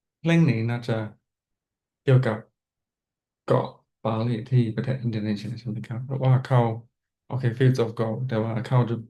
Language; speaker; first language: Thai; non-native, fluent; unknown